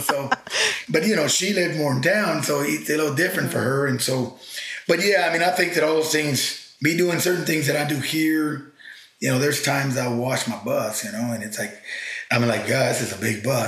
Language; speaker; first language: English; early bilingual, other home language; Spanish